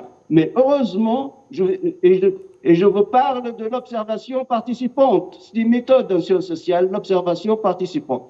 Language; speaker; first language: French; non-native, fluent; Arabic